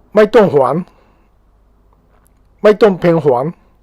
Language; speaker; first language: Thai; non-native, learner; Japanese